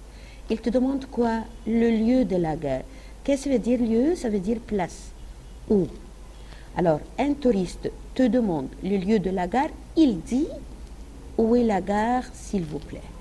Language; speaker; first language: French; non-native, fluent; Arabic